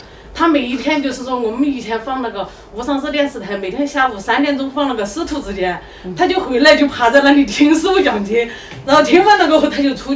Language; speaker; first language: Chinese; native; Chinese